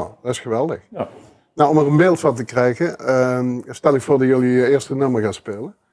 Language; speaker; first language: Dutch; native; Dutch